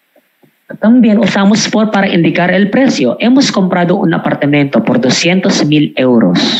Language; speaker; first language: Spanish; non-native, fluent; Filipino